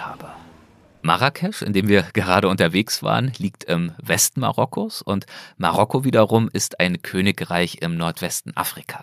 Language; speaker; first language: German; native; German